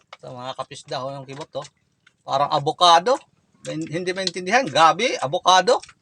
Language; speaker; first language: Filipino; non-native, local second language; Cebuano